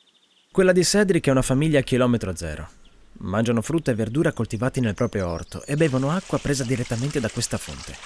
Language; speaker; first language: Italian; native; Italian